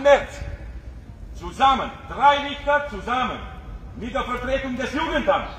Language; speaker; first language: German; non-native, fluent; Romanian